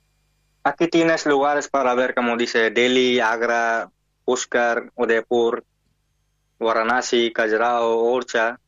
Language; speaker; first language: Spanish; non-native, learner; Hindi